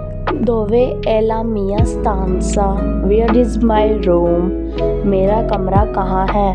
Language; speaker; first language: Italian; non-native, learner; Urdu